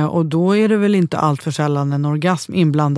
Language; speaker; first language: Swedish; native; Swedish